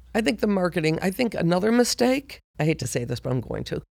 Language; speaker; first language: English; native; English